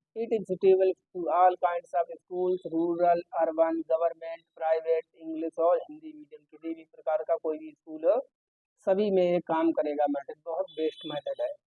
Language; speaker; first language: Hindi; native; Hindi